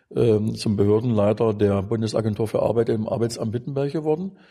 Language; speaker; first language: German; native; German